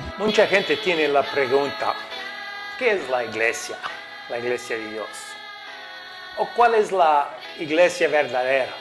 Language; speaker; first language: Spanish; non-native, fluent; English